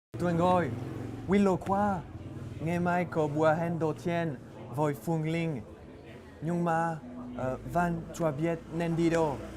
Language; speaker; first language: Vietnamese; non-native, learner; French